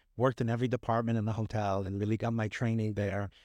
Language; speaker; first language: English; early bilingual, other home language; Hebrew